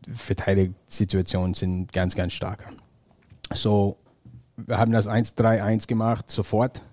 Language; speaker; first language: German; non-native, fluent; English